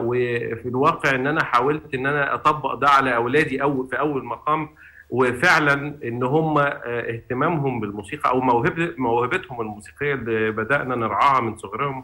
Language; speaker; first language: Arabic; native; Arabic